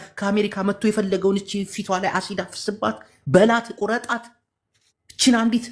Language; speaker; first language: Amharic; native; Amharic